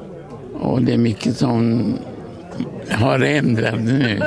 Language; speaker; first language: Swedish; early bilingual, other home language; Portuguese